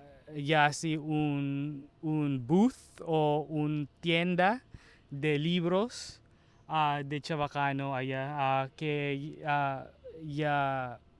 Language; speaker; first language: Spanish; non-native, learner; Chavacano